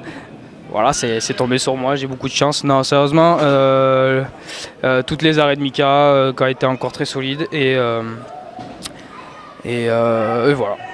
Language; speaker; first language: French; native; French